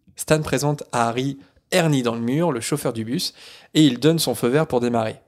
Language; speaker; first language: French; native; French